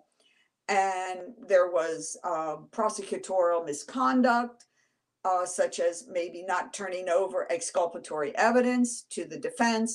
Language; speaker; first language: English; native; English